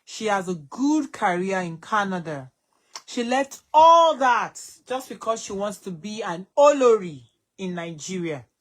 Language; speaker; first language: English; non-native, local second language; Yoruba